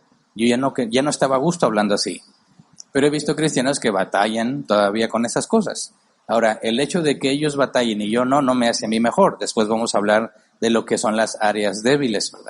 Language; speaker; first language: Spanish; native; Spanish